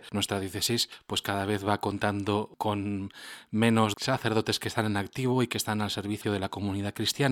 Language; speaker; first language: Spanish; native; Spanish